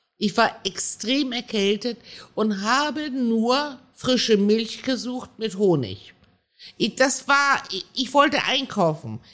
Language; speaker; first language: German; early bilingual, other home language; Persian